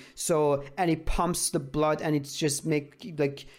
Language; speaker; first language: English; non-native, fluent; Persian